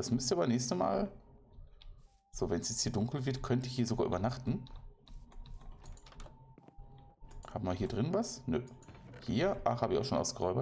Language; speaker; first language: German; native; German